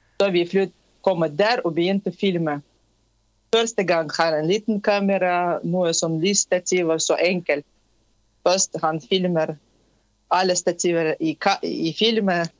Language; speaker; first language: Norwegian; non-native, fluent; Tatar